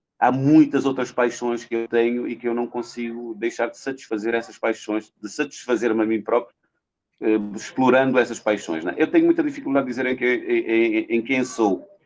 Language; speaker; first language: Portuguese; non-native, local second language; Kabuverdianu